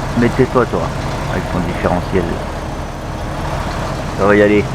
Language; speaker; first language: French; native; French